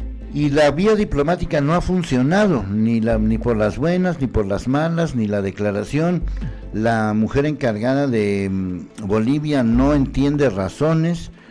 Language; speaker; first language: Spanish; native; Spanish